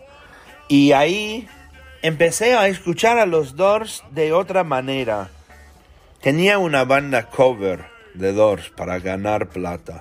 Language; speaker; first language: Spanish; non-native, fluent; English